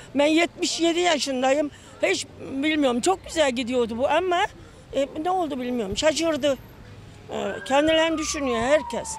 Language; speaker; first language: Turkish; native; Turkish